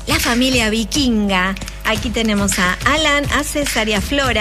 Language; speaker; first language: Spanish; native; Spanish